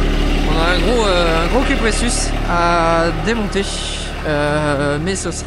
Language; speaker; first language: French; native; French